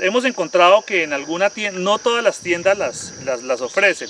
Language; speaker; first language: Spanish; native; Spanish